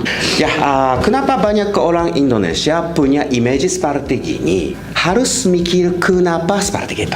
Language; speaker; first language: Indonesian; non-native, fluent; Japanese